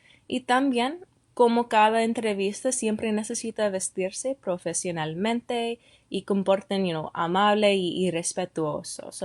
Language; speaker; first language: Spanish; non-native, fluent; English